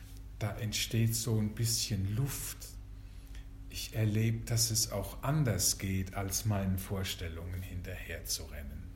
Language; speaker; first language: German; native; German